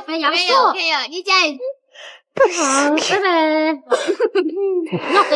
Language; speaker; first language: Chinese; native; Chinese